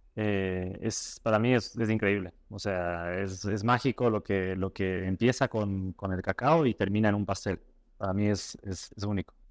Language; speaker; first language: Spanish; native; Spanish